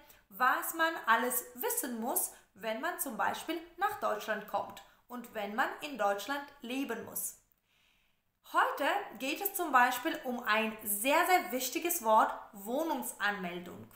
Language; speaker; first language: German; non-native, fluent; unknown